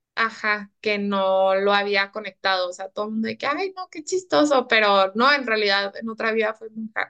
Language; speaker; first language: Spanish; early bilingual, heritage; Spanish